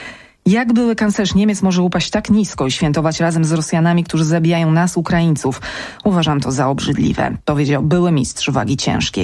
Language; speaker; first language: Polish; native; Polish